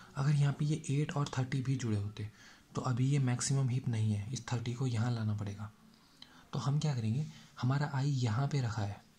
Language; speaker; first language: Hindi; native; Hindi